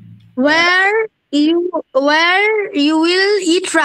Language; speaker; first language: English; non-native, learner; Bangla